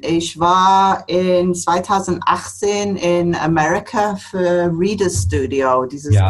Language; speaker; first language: German; non-native, fluent; English